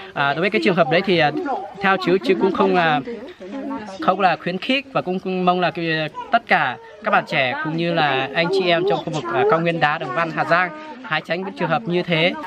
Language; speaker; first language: Vietnamese; non-native, local second language; Hmong